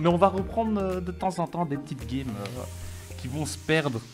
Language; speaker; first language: French; native; French